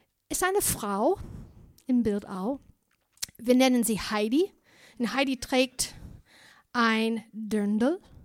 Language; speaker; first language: German; non-native, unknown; English